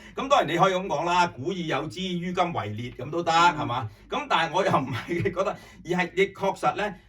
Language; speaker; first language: Cantonese; native; Cantonese